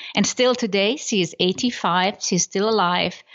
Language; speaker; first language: English; non-native, fluent; Icelandic